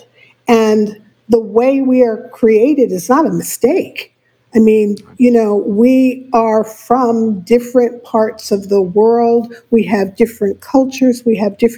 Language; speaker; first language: English; native; English